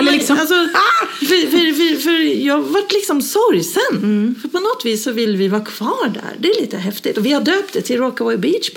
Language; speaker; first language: Swedish; native; Swedish